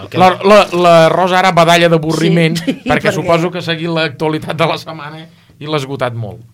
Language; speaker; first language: Catalan; native; Catalan